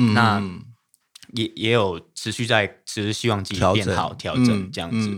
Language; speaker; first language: Chinese; non-native, fluent; Cantonese